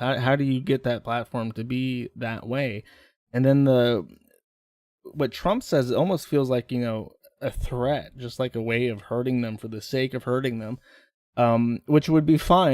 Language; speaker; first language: English; native; English